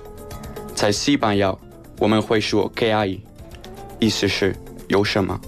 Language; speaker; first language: Chinese; non-native, learner; Spanish